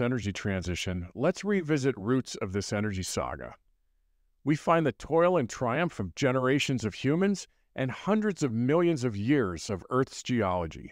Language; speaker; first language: English; native; English